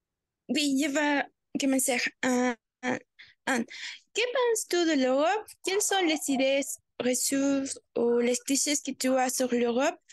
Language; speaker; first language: French; non-native, learner; Spanish